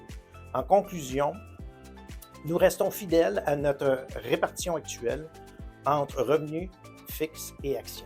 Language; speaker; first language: French; native; French